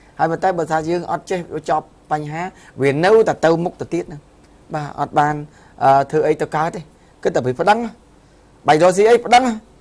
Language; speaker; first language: Khmer; native; Khmer